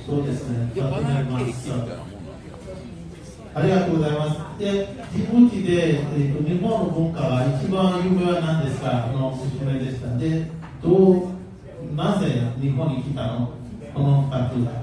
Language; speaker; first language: Japanese; non-native, learner; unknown